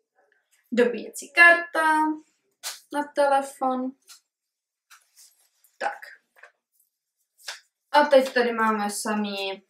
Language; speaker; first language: Czech; early bilingual, heritage; Czech